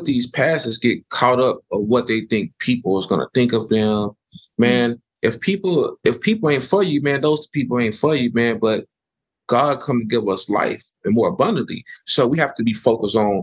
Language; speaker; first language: English; native; English